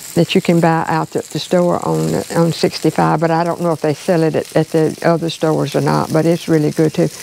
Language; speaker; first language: English; native; English